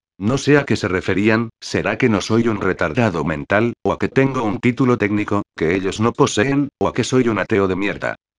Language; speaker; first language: Spanish; native; Spanish